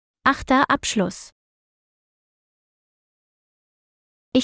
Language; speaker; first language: German; non-native, learner; Vietnamese